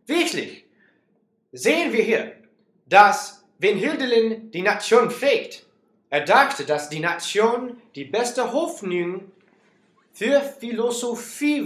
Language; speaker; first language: German; non-native, learner; English